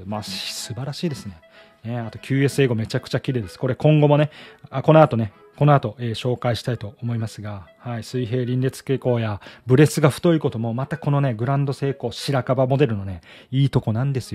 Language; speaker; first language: Japanese; native; Japanese